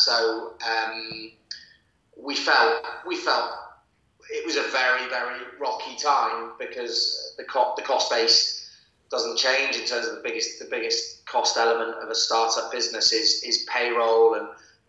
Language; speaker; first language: English; native; English